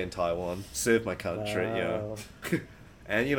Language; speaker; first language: English; native; English